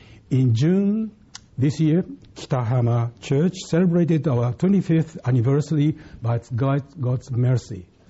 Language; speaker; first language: English; non-native, fluent; Japanese